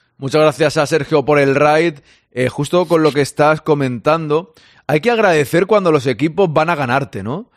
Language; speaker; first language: Spanish; native; Spanish